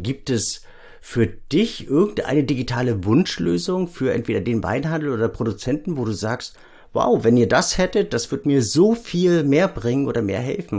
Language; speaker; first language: German; native; German